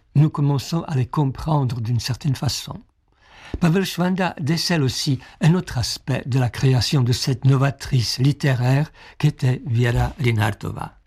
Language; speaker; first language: French; non-native, fluent; Czech